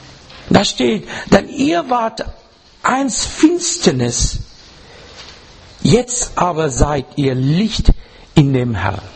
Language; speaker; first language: German; non-native, fluent; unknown